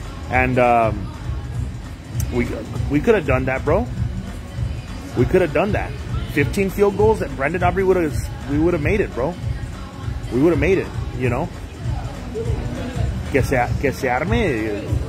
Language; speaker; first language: English; early bilingual, other home language; Spanish